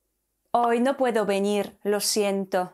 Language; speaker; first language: Spanish; non-native, fluent; Polish